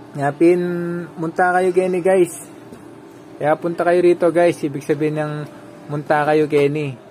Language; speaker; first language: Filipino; non-native, local second language; Pampanga